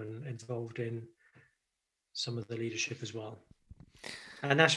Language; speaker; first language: English; native; English